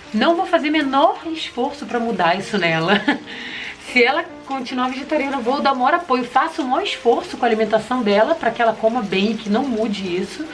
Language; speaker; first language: Portuguese; native; Portuguese